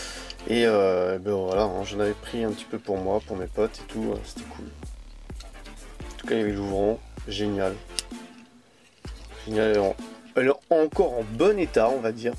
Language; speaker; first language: French; native; French